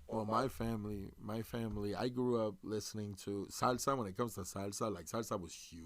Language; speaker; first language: English; native; English